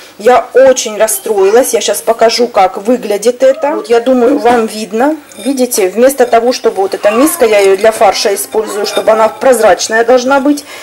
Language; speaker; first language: Russian; native; Russian